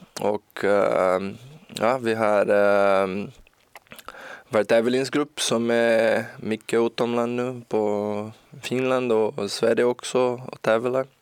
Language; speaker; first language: Swedish; non-native, learner; Portuguese